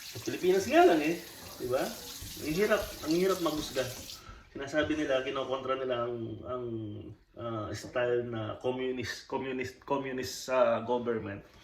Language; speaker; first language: Filipino; native; Filipino